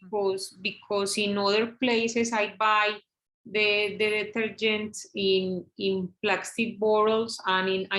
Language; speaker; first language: English; non-native, learner; Spanish